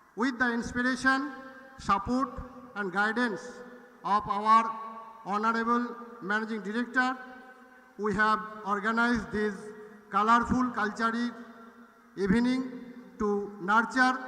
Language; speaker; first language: English; non-native, local second language; Bangla